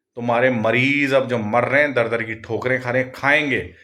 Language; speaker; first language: Hindi; non-native, local second language; Punjabi